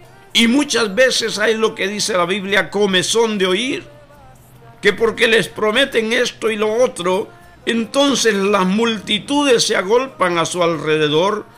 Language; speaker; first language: Spanish; native; Spanish